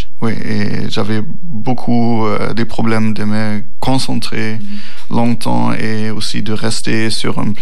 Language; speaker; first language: French; non-native, learner; German